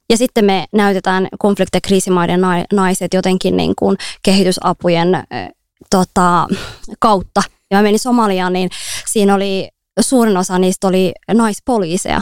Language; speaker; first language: Finnish; early bilingual, other home language; Somali